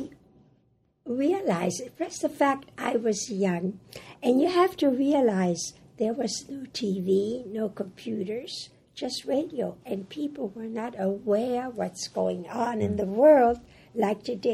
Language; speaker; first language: English; early bilingual, other home language; German